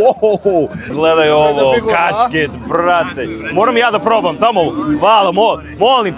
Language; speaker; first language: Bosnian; non-native, learner; English